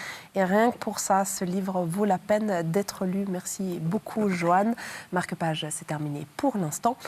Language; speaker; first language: French; native; French